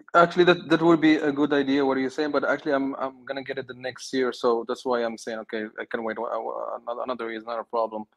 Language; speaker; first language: English; non-native, fluent; Arabic